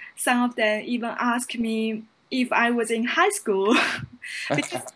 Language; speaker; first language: English; non-native, fluent; Chinese